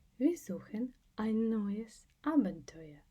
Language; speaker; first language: German; non-native, fluent; Ukrainian